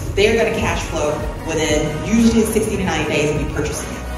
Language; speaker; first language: English; native; English